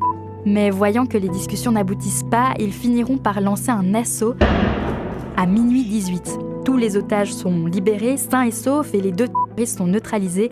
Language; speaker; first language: French; native; French